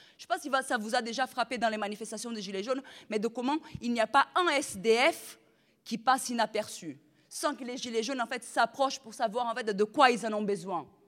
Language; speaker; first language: French; non-native, fluent; Portuguese